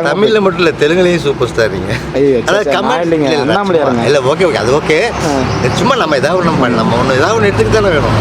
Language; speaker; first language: Tamil; non-native, local second language; Telugu